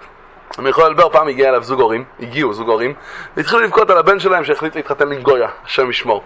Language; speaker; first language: Hebrew; native; Hebrew